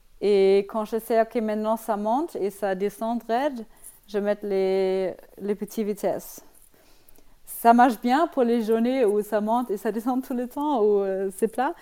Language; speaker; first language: French; non-native, learner; German